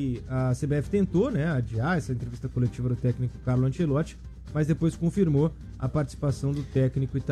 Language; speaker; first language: Portuguese; native; Portuguese